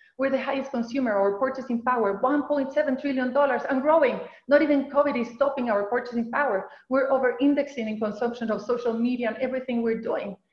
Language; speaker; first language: English; non-native, fluent; Spanish